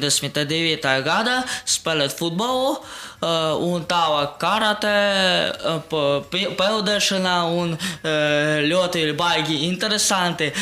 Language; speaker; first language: Latvian; non-native, local second language; Russian